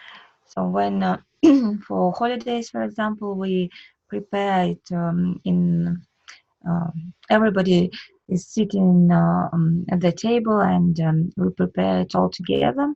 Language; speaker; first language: English; non-native, learner; Russian